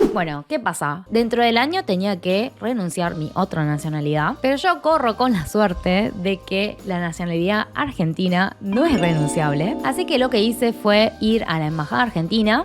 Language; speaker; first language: Spanish; early bilingual, other home language; Korean